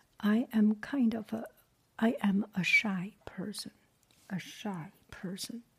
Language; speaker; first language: English; non-native, fluent; Chinese